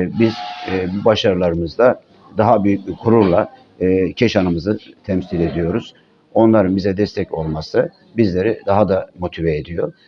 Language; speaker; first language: Turkish; native; Turkish